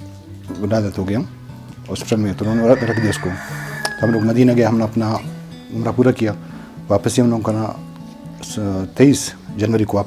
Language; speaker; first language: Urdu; non-native, local second language; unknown